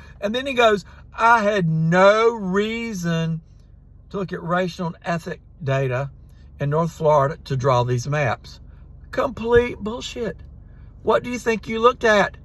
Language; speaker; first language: English; native; English